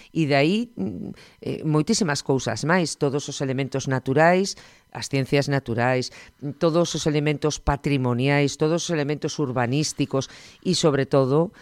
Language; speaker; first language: Galician; native; Galician